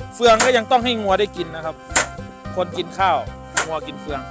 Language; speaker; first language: Thai; non-native, local second language; Northeastern Thai